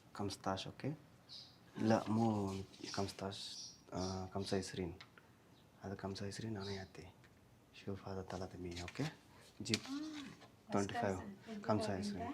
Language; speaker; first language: Arabic; non-native, learner; Telugu